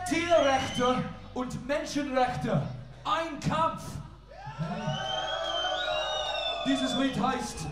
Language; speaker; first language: German; non-native, learner; English